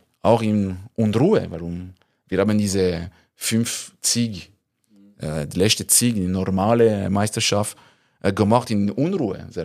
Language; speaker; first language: German; non-native, local second language; French